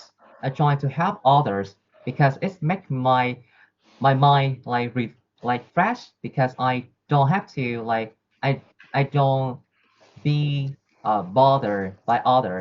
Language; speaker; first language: English; non-native, learner; Vietnamese